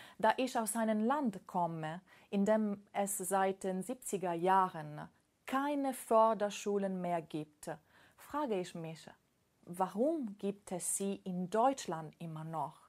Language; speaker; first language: German; non-native, fluent; Italian